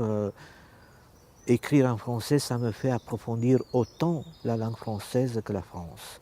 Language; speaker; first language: French; non-native, fluent; Romanian